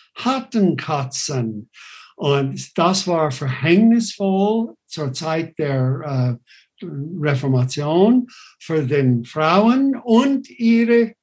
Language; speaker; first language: German; non-native, fluent; English